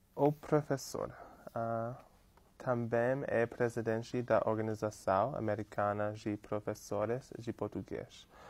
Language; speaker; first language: Portuguese; non-native, learner; English